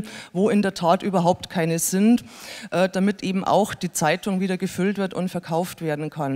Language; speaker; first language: German; native; German